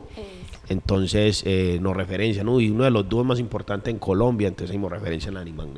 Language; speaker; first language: Spanish; native; Spanish